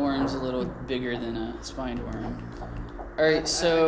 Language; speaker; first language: English; native; English